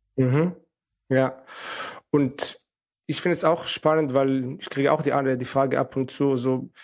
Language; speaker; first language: German; non-native, fluent; Hebrew